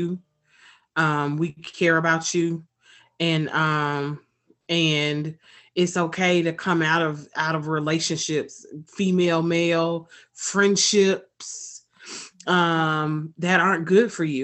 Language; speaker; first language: English; native; English